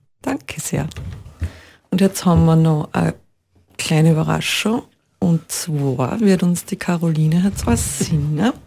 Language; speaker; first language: German; native; German